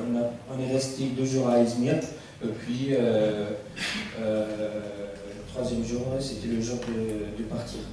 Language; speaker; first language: French; non-native, fluent; Arabic